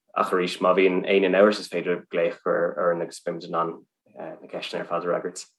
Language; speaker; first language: Irish; non-native, local second language; English